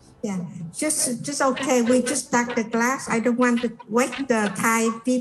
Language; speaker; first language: English; non-native, fluent; Vietnamese